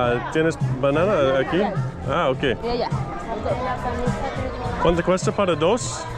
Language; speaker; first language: Spanish; non-native, learner; English